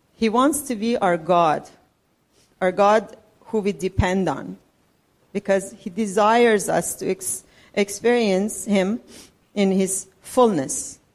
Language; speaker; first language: English; non-native, fluent; Persian